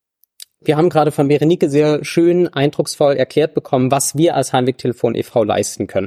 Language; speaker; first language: German; native; German